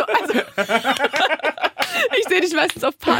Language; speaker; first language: German; native; German